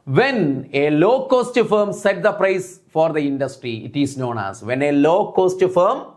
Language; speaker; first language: English; non-native, local second language; Malayalam